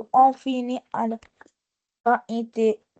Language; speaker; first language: French; non-native, local second language; Arabic